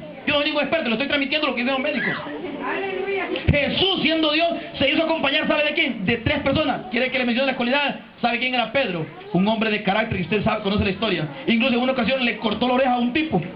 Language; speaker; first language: Spanish; native; Spanish